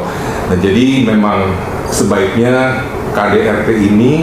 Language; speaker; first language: Indonesian; native; Indonesian